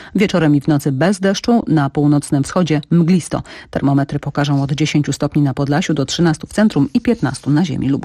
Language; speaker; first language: Polish; native; Polish